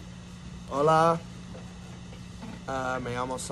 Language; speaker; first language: Spanish; non-native, learner; English